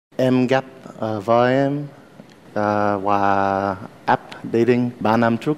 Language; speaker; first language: Vietnamese; non-native, learner; English